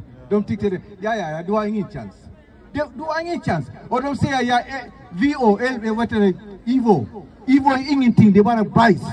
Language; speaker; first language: Swedish; non-native, fluent; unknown